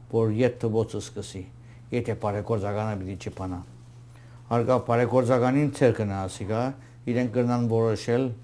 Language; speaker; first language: Armenian; early bilingual, heritage; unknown